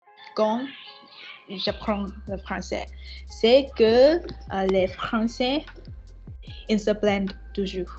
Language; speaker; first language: French; non-native, fluent; Vietnamese